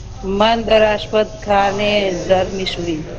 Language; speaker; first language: Persian; non-native, learner; Urdu